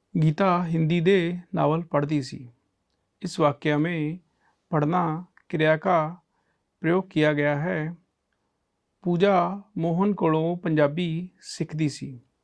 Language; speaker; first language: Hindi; non-native, local second language; Punjabi